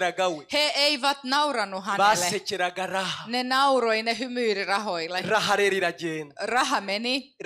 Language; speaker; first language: Finnish; non-native, fluent; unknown